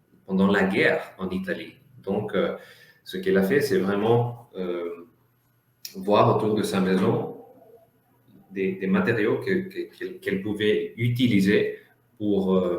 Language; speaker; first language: French; non-native, fluent; Spanish